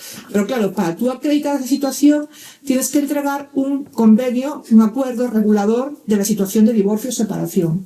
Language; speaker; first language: Spanish; native; Spanish